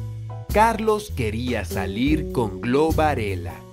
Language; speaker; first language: Spanish; non-native, fluent; English